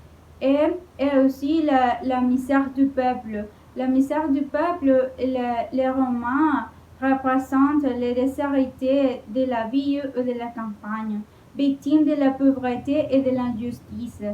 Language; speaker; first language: French; non-native, learner; Spanish